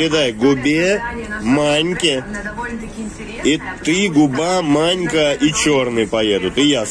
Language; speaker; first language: Russian; native; Russian